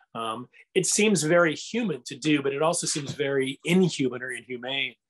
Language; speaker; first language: English; native; English